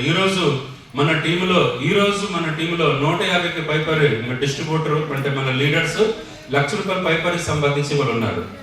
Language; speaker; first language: Telugu; non-native, fluent; Hindi